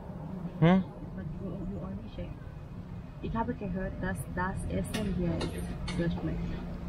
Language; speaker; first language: German; non-native, learner; Thai